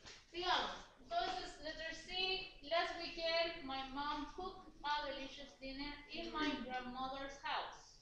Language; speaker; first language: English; non-native, fluent; Spanish